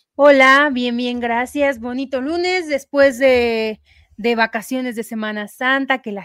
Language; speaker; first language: Spanish; native; Spanish